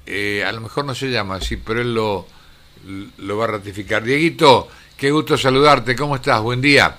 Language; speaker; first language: Spanish; native; Spanish